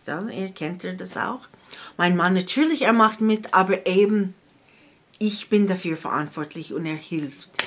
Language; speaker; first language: German; non-native, fluent; English